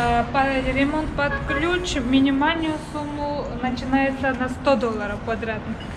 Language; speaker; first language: Russian; non-native, learner; Georgian